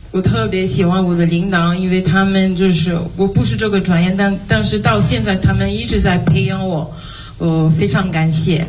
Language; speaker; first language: Chinese; non-native, fluent; French